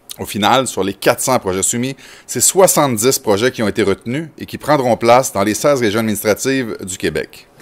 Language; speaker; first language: French; native; French